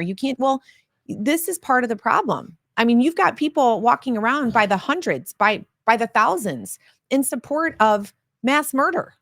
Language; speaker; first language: English; native; English